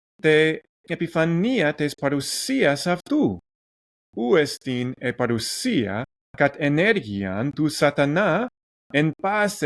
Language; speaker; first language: Greek; non-native, learner; English